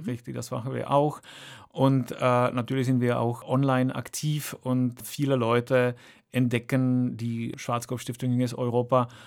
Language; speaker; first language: German; non-native, fluent; Czech